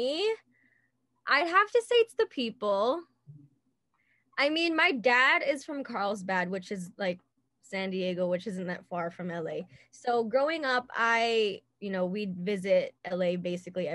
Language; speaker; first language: English; native; English